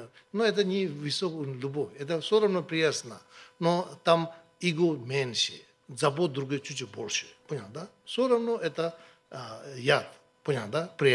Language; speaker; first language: Russian; non-native, learner; Tibetan